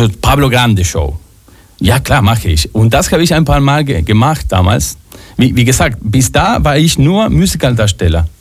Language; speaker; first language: German; non-native, fluent; Spanish